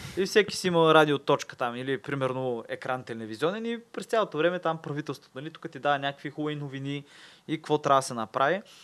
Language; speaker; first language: Bulgarian; native; Bulgarian